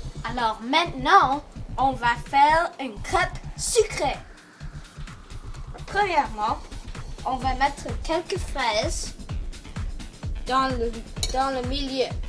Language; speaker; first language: French; non-native, learner; English